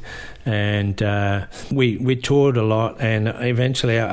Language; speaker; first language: English; native; English